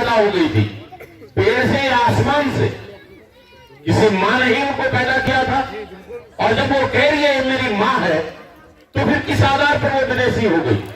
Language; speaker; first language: Hindi; native; Hindi